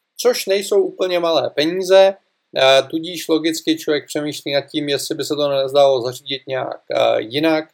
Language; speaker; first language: Czech; native; Czech